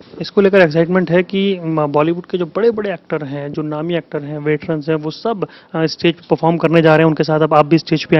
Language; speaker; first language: Hindi; native; Hindi